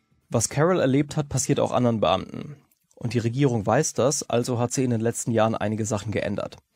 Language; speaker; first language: German; native; German